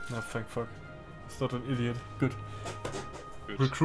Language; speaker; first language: English; non-native, fluent; German